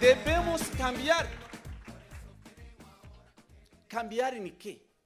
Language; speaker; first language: Spanish; non-native, learner; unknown